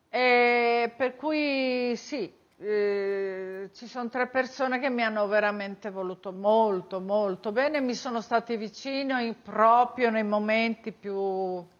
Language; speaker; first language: Italian; native; Italian